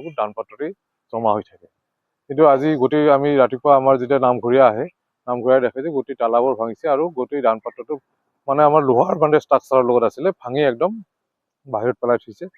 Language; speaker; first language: Assamese; native; Assamese